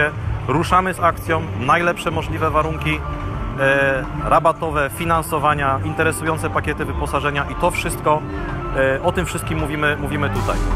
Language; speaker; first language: Polish; native; Polish